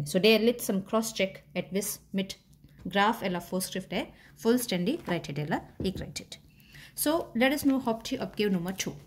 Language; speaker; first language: Danish; non-native, fluent; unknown